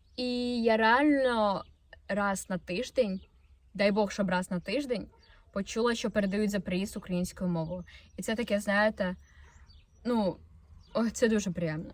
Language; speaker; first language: Ukrainian; non-native, local second language; Russian